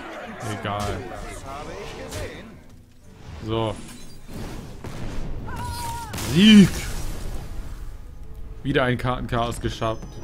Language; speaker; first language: German; native; German